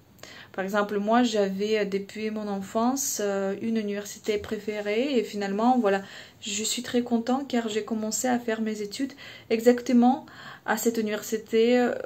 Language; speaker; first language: French; non-native, fluent; Russian